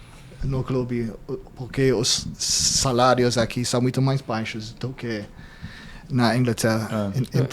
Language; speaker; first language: Portuguese; non-native, fluent; English